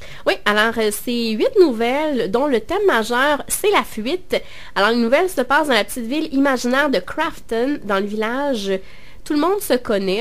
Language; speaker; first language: French; native; French